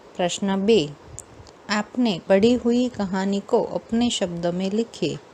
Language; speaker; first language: Hindi; non-native, local second language; Gujarati